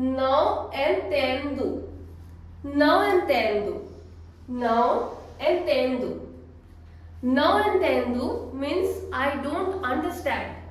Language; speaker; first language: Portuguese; non-native, fluent; Hindi